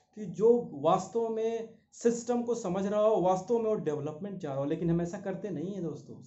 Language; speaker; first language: Hindi; native; Hindi